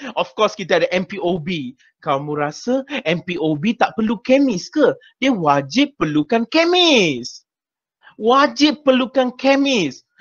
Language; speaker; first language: Malay; native; Malay